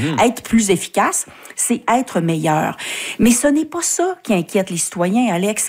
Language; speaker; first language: French; native; French